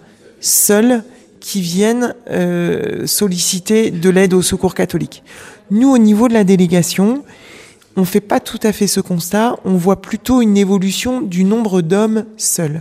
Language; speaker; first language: French; native; French